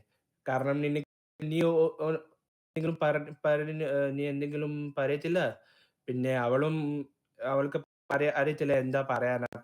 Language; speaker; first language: Malayalam; early bilingual, heritage; Malayalam